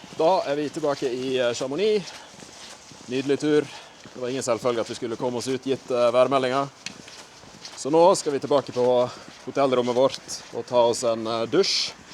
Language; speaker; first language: Norwegian; native; Norwegian